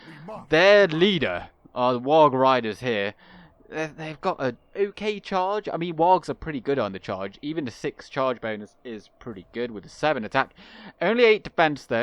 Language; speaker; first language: English; native; English